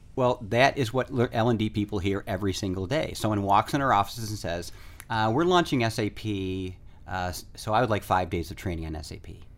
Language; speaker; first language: English; native; English